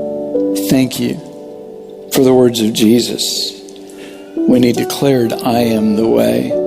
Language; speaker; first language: English; native; English